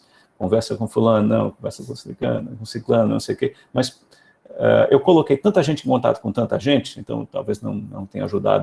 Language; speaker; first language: Portuguese; native; Portuguese